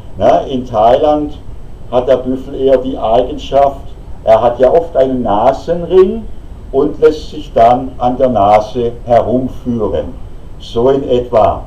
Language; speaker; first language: German; native; German